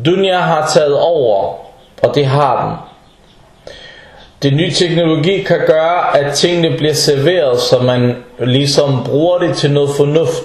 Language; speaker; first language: Danish; non-native, fluent; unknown